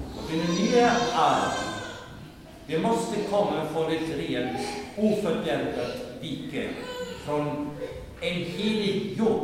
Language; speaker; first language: Swedish; non-native, fluent; German